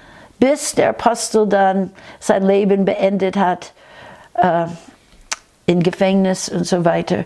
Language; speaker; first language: German; non-native, fluent; English